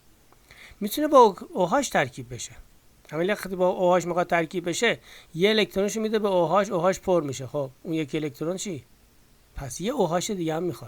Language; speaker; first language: Persian; native; Persian